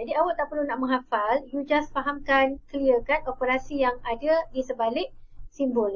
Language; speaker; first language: Malay; native; Malay